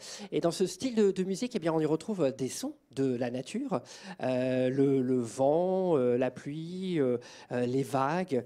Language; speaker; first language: French; native; French